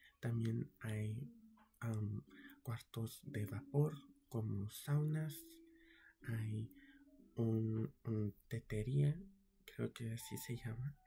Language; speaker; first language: Spanish; early bilingual, heritage; Spanish